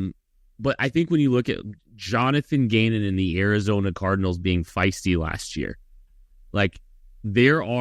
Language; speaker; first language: English; native; English